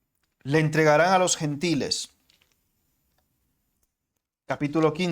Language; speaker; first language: Spanish; native; Spanish